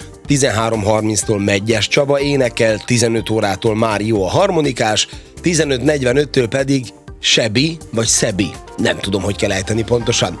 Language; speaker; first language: Hungarian; native; Hungarian